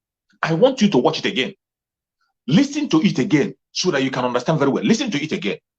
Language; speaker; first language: English; non-native, local second language; Igbo